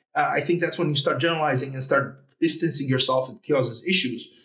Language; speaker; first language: English; early bilingual, heritage; Arabic